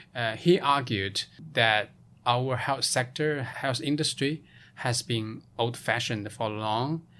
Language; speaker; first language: English; non-native, fluent; Chinese